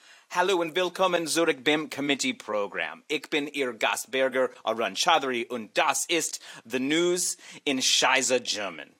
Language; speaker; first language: German; non-native, learner; English